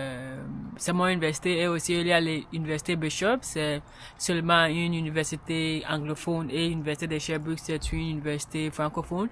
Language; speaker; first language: French; non-native, learner; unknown